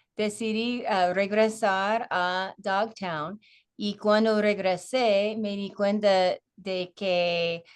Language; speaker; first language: Spanish; non-native, learner; English